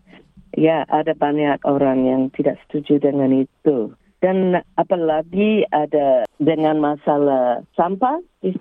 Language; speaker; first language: Indonesian; early bilingual, heritage; English